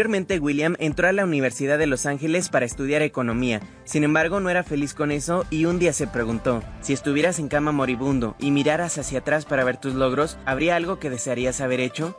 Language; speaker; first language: Spanish; native; Spanish